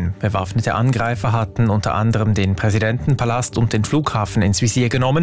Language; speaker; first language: German; native; German